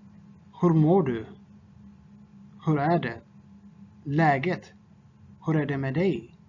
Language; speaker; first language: Swedish; non-native, fluent; Tigrinya